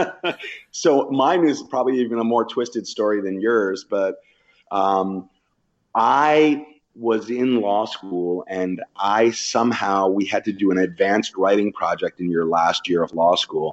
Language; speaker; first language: English; native; English